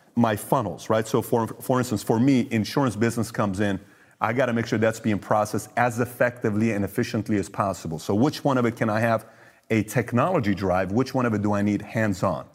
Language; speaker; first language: English; early bilingual, other home language; Persian